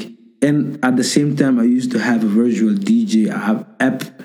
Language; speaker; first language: English; non-native, local second language; Somali